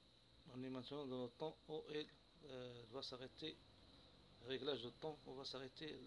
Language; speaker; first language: French; non-native, local second language; Arabic